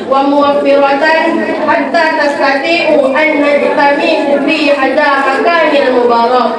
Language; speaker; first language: Arabic; non-native, learner; Indonesian